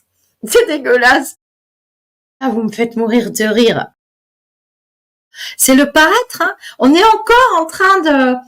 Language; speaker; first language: French; native; French